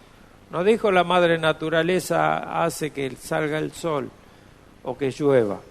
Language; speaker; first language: Spanish; native; Spanish